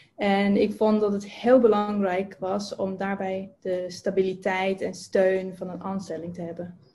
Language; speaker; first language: Dutch; non-native, fluent; English